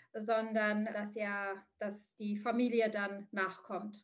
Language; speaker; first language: German; early bilingual, other home language; Arabic